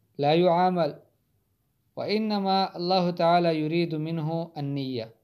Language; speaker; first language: Arabic; non-native, fluent; Hindi